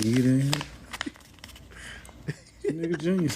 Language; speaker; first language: English; native; English